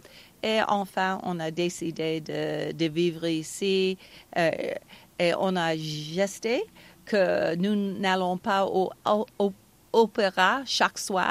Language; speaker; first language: French; non-native, fluent; English